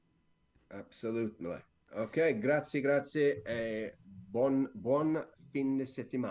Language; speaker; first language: Italian; non-native, learner; English